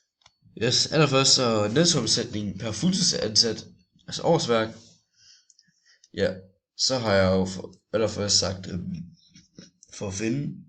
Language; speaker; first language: Danish; native; Danish